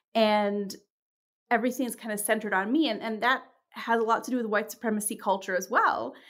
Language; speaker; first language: English; native; English